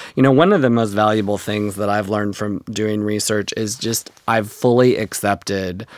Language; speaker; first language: English; native; English